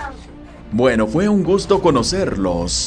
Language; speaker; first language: Spanish; native; Spanish